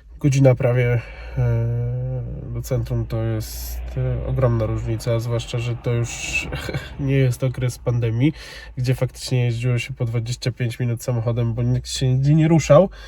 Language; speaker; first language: Polish; native; Polish